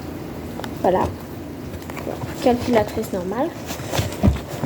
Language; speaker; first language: French; native; French